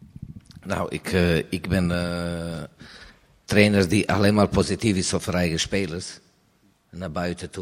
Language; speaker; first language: Dutch; non-native, fluent; Serbian